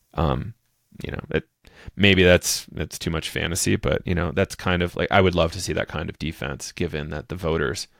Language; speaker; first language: English; native; English